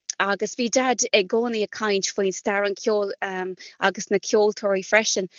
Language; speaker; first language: Irish; non-native, local second language; English